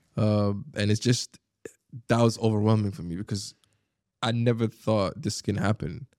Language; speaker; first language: English; non-native, fluent; Arabic